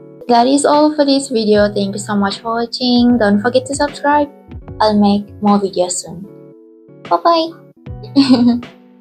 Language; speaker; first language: English; non-native, local second language; Malay